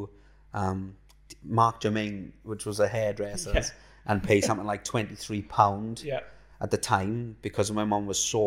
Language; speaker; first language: English; native; English